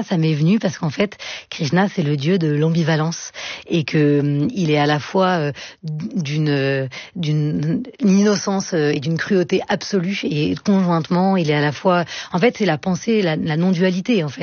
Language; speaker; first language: French; native; French